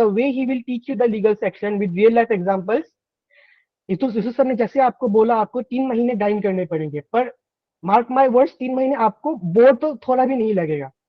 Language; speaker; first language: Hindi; non-native, local second language; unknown